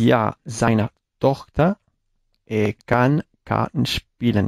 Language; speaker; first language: German; non-native, learner; Spanish